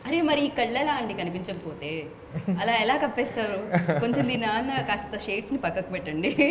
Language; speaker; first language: Telugu; native; Telugu